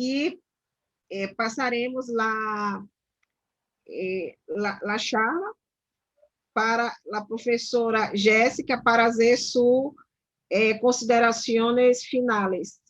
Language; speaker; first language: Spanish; non-native, learner; Portuguese